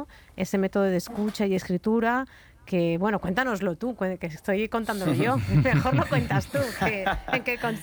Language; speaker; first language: Spanish; native; Spanish